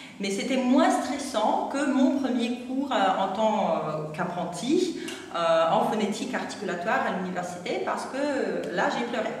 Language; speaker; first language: French; non-native, fluent; Russian